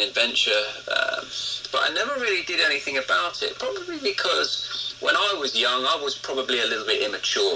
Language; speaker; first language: English; native; English